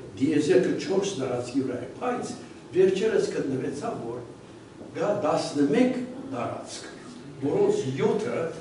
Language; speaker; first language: Armenian; early bilingual, heritage; Armenian